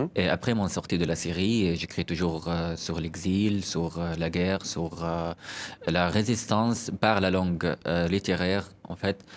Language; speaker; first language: French; non-native, fluent; Arabic